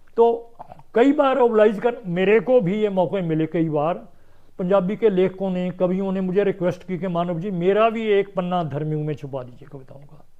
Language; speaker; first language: Hindi; non-native, local second language; Punjabi